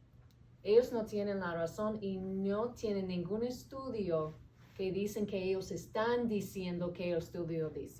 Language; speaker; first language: Spanish; non-native, fluent; English